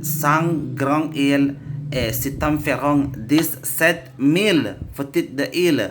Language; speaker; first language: French; non-native, learner; Indonesian